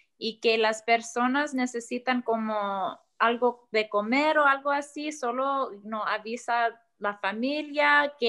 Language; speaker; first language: Spanish; early bilingual, heritage; Spanish